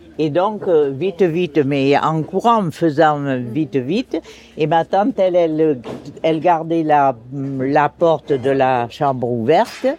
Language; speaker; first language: French; early bilingual, other home language; Spanish